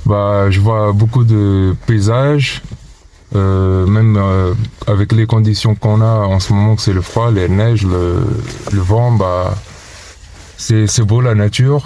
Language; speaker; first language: French; non-native, fluent; Portuguese